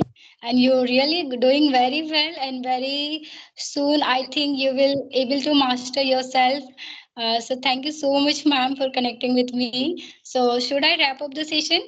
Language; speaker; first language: English; non-native, learner; Hindi